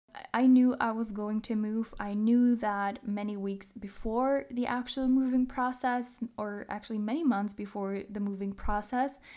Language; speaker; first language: English; non-native, fluent; Czech